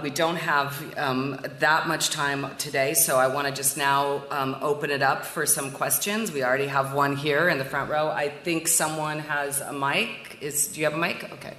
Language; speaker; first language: English; native; English